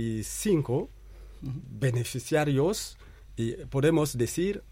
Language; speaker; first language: Spanish; non-native, fluent; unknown